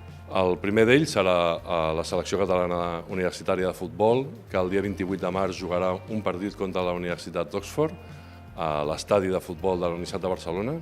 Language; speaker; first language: Catalan; native; Catalan